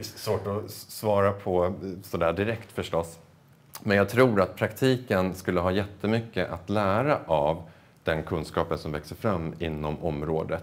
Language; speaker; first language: Swedish; native; Swedish